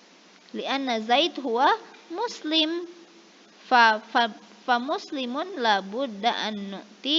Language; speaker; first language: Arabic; non-native, fluent; Indonesian